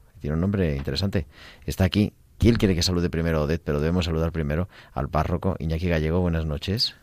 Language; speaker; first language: Spanish; native; Spanish